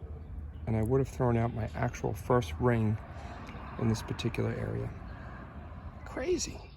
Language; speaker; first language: English; native; English